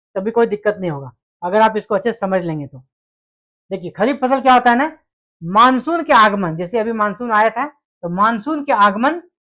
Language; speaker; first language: Hindi; native; Hindi